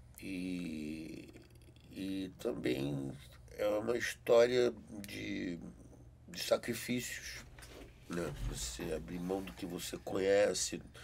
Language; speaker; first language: Portuguese; early bilingual, heritage; Portuguese